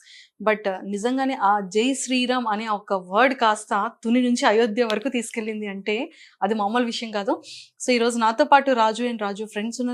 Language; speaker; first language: Telugu; native; Telugu